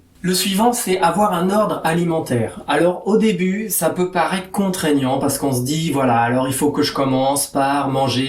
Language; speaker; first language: French; native; French